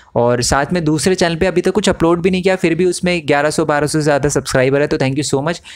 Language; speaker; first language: Hindi; native; Hindi